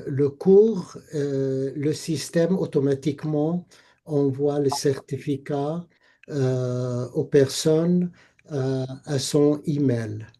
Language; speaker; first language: French; non-native, fluent; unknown